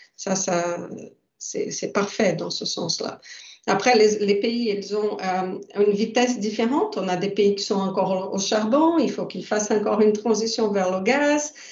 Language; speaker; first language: French; non-native, fluent; Portuguese